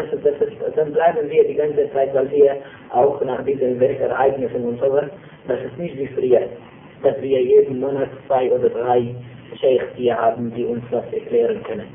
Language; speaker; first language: German; non-native, fluent; Arabic